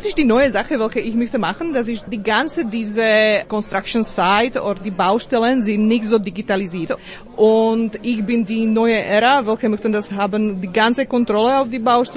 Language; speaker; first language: German; non-native, learner; Slovak